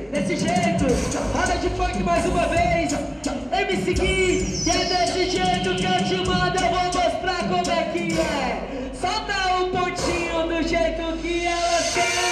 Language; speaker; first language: Portuguese; native; Portuguese